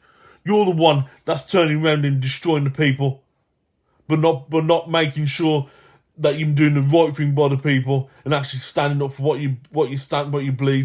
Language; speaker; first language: English; native; English